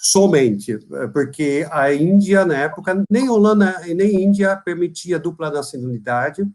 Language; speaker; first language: Portuguese; non-native, fluent; Dutch